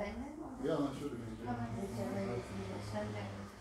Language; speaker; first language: German; non-native, fluent; Polish